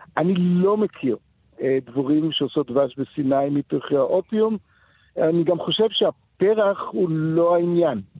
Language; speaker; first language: Hebrew; native; Hebrew